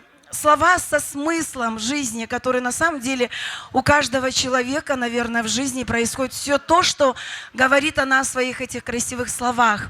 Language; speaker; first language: Russian; non-native, local second language; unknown